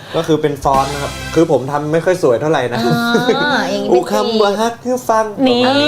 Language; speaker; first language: Thai; native; Thai